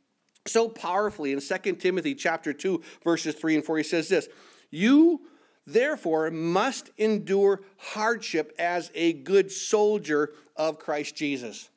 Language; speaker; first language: English; native; English